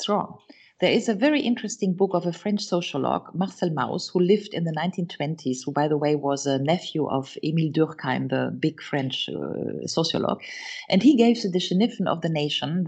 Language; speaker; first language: English; non-native, fluent; German